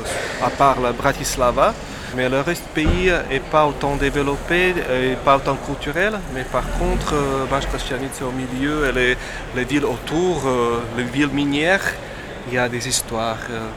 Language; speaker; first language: French; non-native, fluent; Slovak